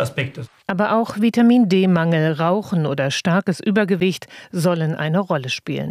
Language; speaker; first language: German; native; German